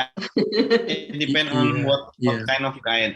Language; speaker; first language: English; non-native, learner; Malay